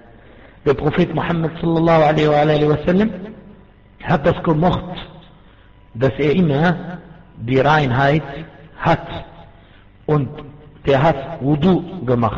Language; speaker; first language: German; non-native, fluent; Arabic